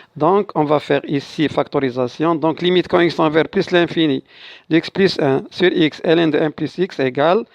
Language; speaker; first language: French; non-native, local second language; Arabic